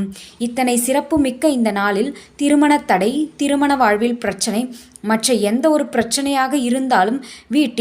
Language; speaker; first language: Tamil; native; Tamil